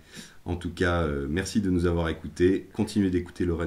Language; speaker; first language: French; native; French